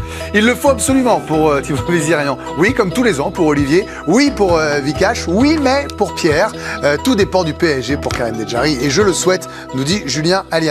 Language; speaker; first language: French; native; French